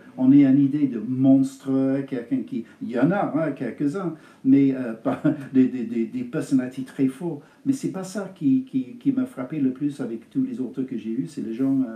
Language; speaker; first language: French; non-native, fluent; English